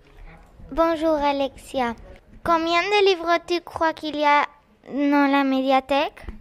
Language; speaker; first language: French; non-native, learner; Spanish